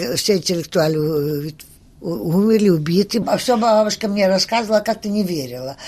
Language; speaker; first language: Russian; early bilingual, heritage; Russian